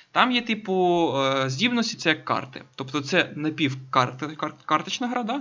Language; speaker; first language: Ukrainian; native; Ukrainian